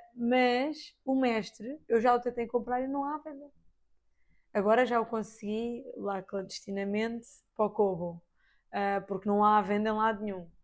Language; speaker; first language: Portuguese; native; Portuguese